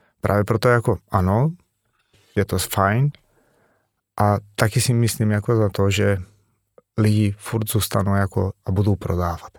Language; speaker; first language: Czech; non-native, fluent; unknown